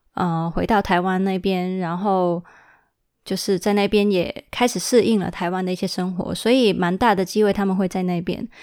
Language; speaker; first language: Chinese; early bilingual, heritage; Chinese